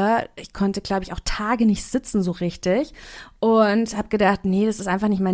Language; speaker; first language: German; native; German